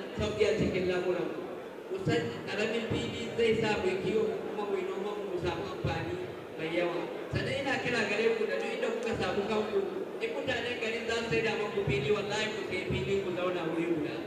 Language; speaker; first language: Hausa; non-native, local second language; Fula